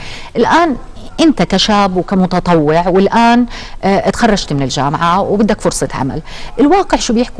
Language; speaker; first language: Arabic; native; Arabic